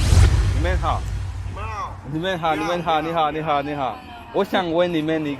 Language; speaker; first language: Chinese; non-native, learner; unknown